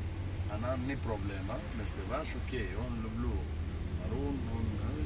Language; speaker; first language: Russian; non-native, learner; Uzbek